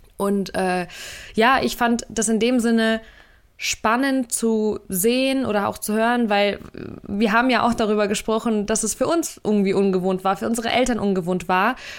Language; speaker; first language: German; early bilingual, other home language; Russian